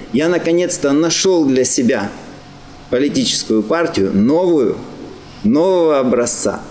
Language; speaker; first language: Russian; native; Russian